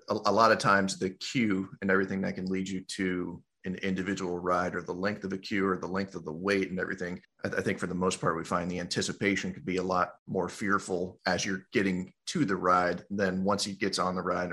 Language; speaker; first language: English; native; English